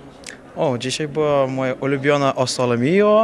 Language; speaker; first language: Polish; non-native, fluent; Ukrainian